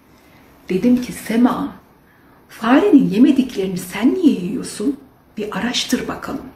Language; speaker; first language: Turkish; native; Turkish